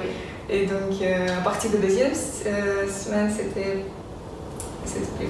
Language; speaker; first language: French; non-native, fluent; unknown